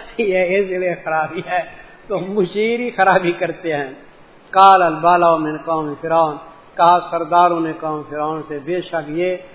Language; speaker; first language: Urdu; non-native, local second language; Sindhi